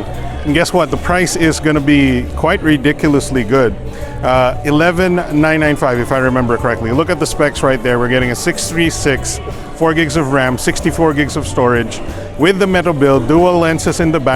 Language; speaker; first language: English; non-native, local second language; Filipino